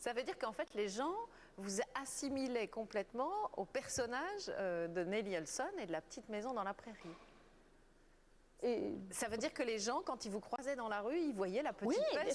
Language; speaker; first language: French; native; French